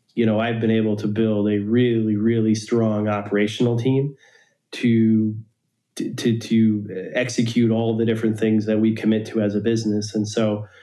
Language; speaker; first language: English; native; English